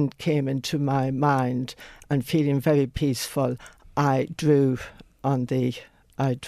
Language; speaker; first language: English; non-native, local second language; Irish